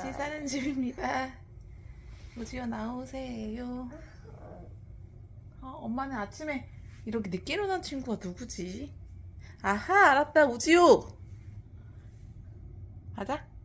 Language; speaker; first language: Korean; native; Korean